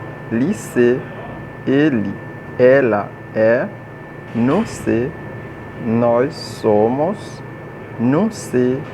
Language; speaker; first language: Portuguese; non-native, learner; Haitian Creole